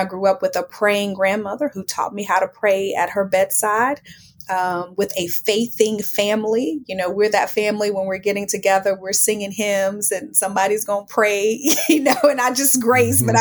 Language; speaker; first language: English; native; English